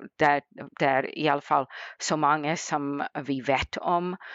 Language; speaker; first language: Norwegian; non-native, fluent; English